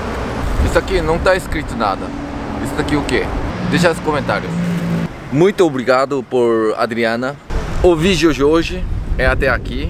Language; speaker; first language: Portuguese; non-native, learner; Korean